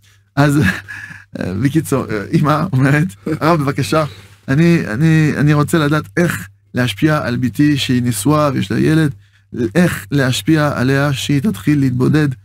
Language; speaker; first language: Hebrew; non-native, fluent; French